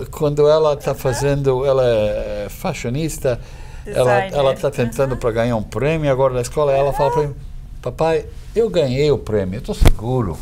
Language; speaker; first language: Portuguese; non-native, fluent; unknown